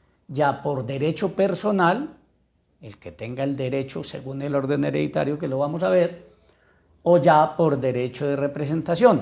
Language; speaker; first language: Spanish; native; Spanish